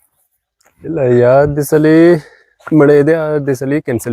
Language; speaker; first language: Kannada; non-native, local second language; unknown